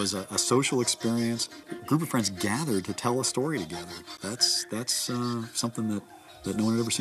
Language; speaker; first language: English; native; English